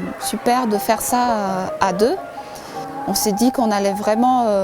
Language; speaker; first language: French; non-native, local second language; Malagasy